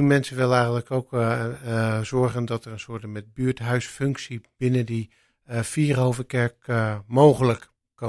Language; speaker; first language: Dutch; native; Dutch